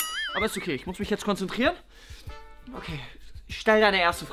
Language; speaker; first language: German; native; German